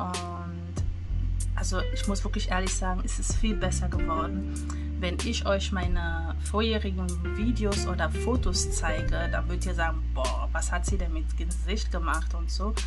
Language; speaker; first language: German; non-native, fluent; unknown